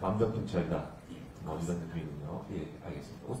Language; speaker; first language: Korean; native; Korean